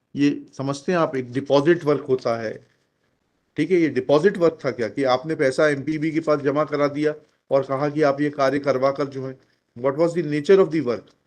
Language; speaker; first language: Hindi; native; Hindi